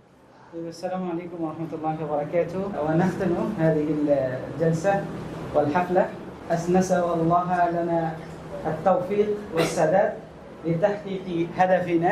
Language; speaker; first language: Arabic; non-native, fluent; Bangla